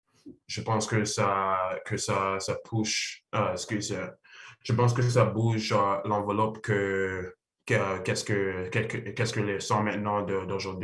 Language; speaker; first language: French; non-native, learner; English